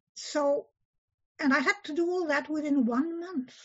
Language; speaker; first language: English; early bilingual, other home language; Polish